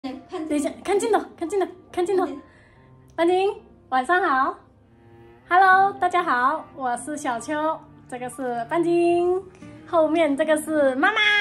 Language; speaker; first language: Chinese; non-native, local second language; Hakka Chinese